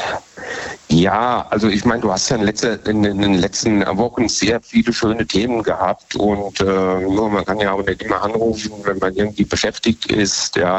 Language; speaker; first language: German; native; German